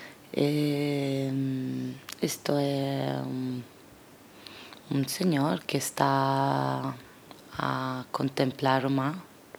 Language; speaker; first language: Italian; non-native, learner; Portuguese